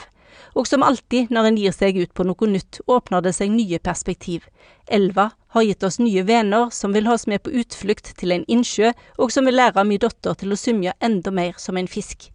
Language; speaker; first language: Norwegian; native; Norwegian